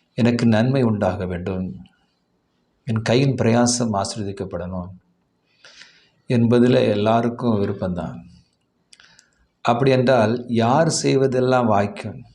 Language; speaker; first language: Tamil; native; Tamil